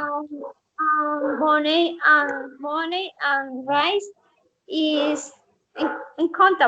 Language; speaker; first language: English; non-native, learner; Spanish